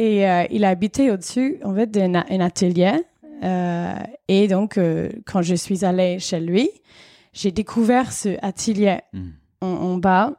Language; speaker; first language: French; non-native, fluent; English